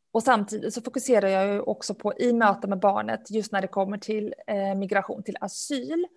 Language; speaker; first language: Swedish; early bilingual, other home language; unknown